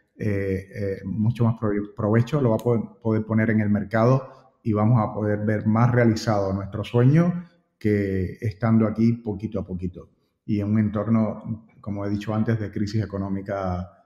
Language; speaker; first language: Spanish; native; Spanish